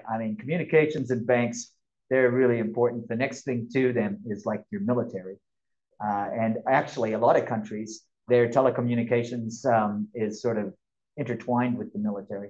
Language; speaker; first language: English; native; English